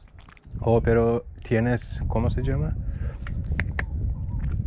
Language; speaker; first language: Spanish; non-native, learner; Turkish